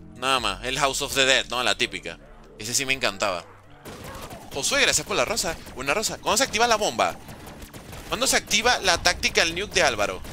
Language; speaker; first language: Spanish; native; Spanish